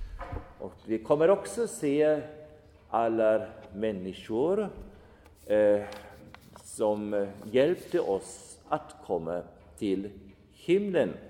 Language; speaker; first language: Swedish; non-native, fluent; German